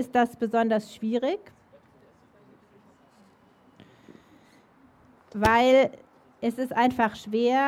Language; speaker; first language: German; native; German